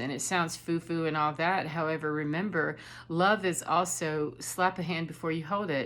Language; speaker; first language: English; native; English